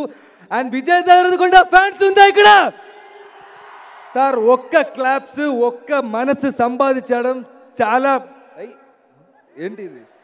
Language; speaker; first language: Telugu; non-native, learner; Malayalam